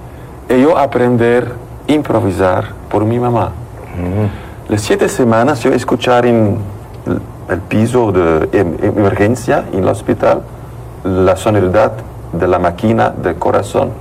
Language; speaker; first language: Spanish; non-native, learner; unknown